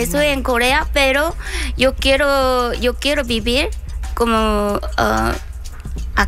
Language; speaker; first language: Spanish; non-native, learner; Korean